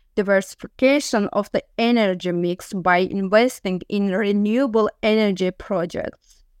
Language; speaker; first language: English; non-native, learner; Azerbaijani